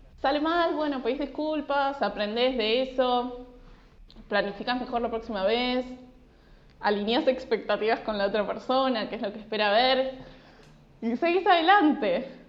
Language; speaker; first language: Spanish; native; Spanish